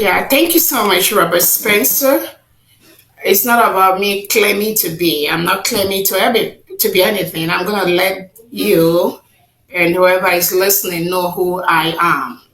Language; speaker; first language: English; non-native, local second language; Igbo